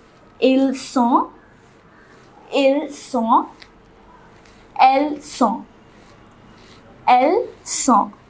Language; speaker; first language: French; non-native, fluent; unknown